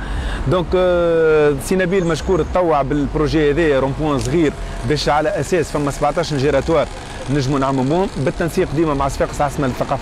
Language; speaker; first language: Arabic; native; Arabic